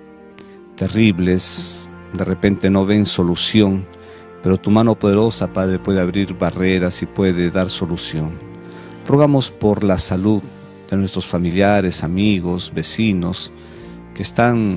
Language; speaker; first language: Spanish; native; Spanish